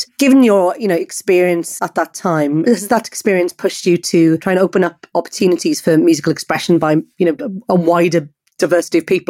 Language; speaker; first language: English; native; English